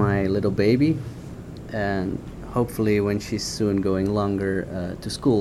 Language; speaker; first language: English; non-native, fluent; Dutch